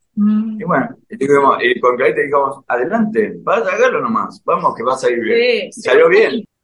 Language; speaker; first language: Spanish; native; Spanish